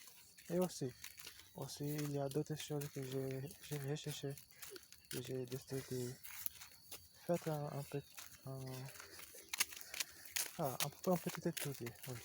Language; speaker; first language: French; non-native, learner; Portuguese